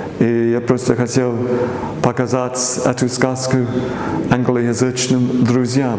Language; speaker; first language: Russian; non-native, fluent; English